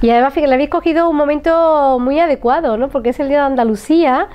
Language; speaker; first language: Spanish; native; Spanish